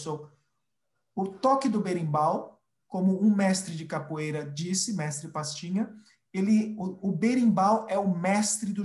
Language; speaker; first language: Portuguese; early bilingual, other home language; Spanish